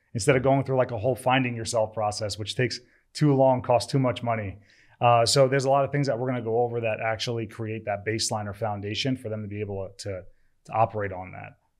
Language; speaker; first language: English; early bilingual, other home language; Turkish